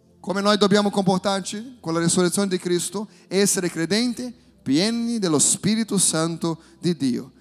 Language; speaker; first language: Italian; non-native, fluent; Portuguese